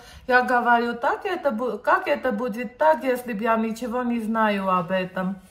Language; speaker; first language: Russian; non-native, learner; Armenian